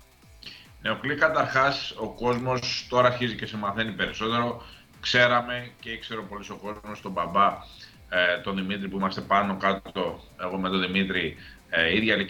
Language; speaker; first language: Greek; native; Greek